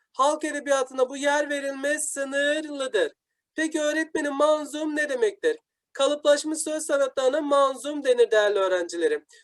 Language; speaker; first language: Turkish; native; Turkish